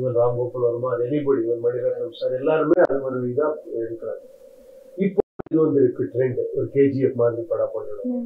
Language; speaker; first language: Tamil; non-native, learner; Kannada